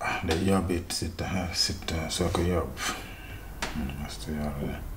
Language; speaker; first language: Swedish; non-native, learner; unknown